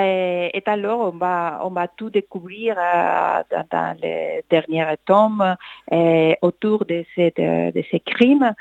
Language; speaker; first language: French; non-native, fluent; Spanish